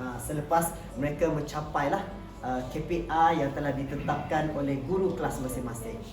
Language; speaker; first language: Malay; native; Malay